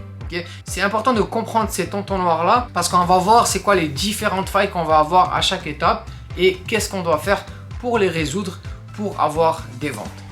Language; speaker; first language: French; native; French